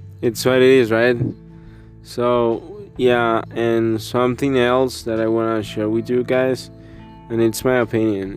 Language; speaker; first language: English; non-native, learner; Spanish